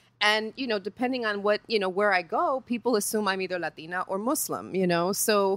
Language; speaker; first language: English; early bilingual, other home language; Spanish